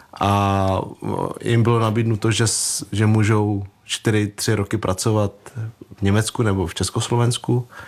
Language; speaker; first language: Czech; early bilingual, other home language; Vietnamese